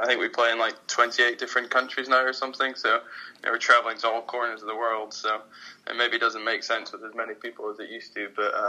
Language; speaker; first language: English; native; English